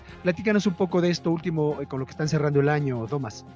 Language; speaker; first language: Spanish; native; Spanish